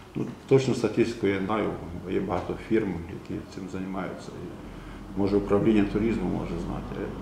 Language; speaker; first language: Ukrainian; non-native, local second language; Romanian